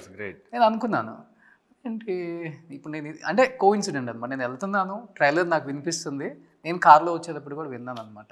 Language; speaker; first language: Telugu; native; Telugu